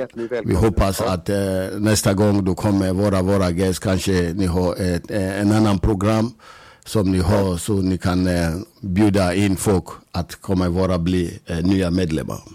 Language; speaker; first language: Swedish; non-native, fluent; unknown